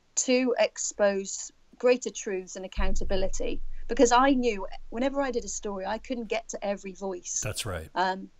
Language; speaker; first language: English; native; English